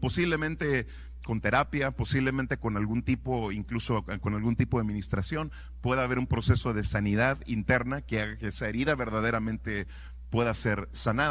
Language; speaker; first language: Spanish; native; Spanish